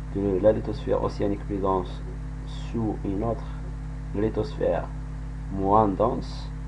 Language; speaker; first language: French; non-native, local second language; Arabic